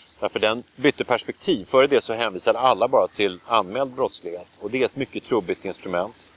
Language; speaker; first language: Swedish; native; Swedish